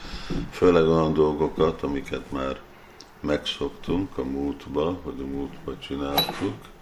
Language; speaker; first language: Hungarian; early bilingual, heritage; Hungarian